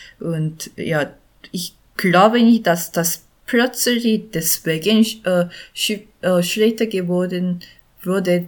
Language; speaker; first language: German; non-native, learner; Korean